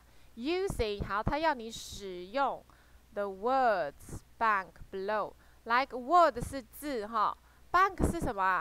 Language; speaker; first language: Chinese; native; Chinese